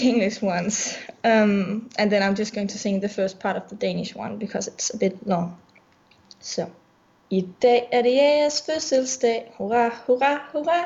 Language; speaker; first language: English; non-native, fluent; Danish